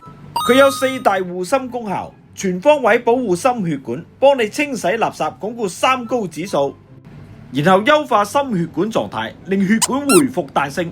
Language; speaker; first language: Cantonese; native; Cantonese